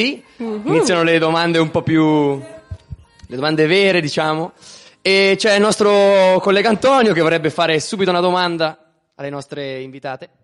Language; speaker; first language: Italian; native; Italian